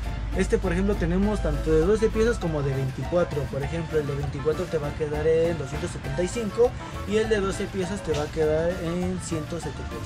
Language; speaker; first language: Spanish; native; Spanish